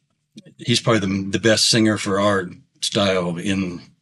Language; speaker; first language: English; native; English